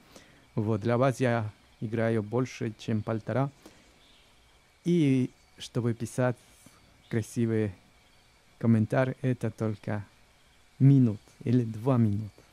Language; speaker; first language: Russian; non-native, learner; Spanish